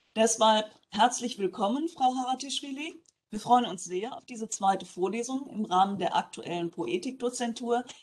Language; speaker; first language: German; native; German